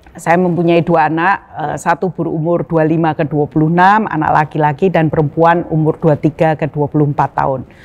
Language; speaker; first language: Indonesian; native; Indonesian